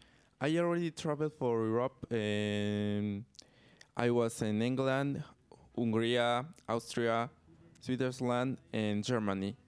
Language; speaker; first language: English; non-native, learner; Spanish